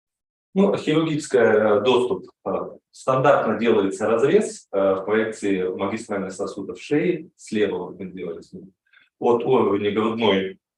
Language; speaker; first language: Russian; native; Russian